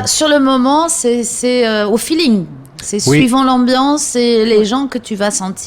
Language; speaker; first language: French; native; French